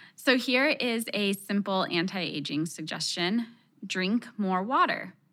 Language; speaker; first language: English; early bilingual, other home language; Spanish